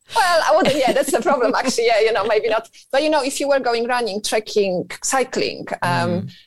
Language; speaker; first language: English; non-native, fluent; Polish